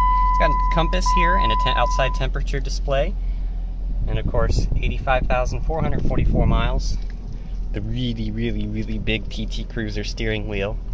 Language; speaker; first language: English; native; English